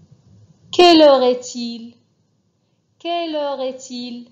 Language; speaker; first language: French; non-native, fluent; Arabic